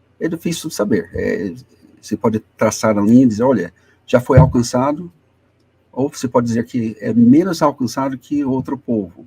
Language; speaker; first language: Portuguese; non-native, fluent; English